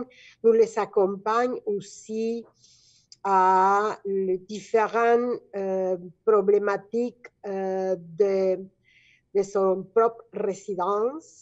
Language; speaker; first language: French; non-native, fluent; Spanish